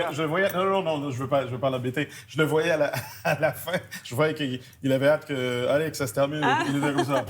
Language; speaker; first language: French; early bilingual, other home language; Haitian Creole